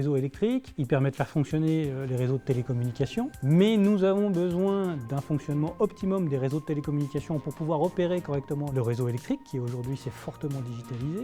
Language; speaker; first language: French; native; French